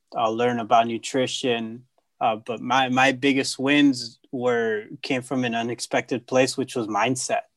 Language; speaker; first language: English; native; English